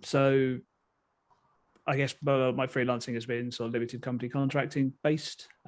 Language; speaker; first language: English; native; English